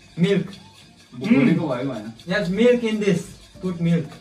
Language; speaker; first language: English; non-native, fluent; Nepali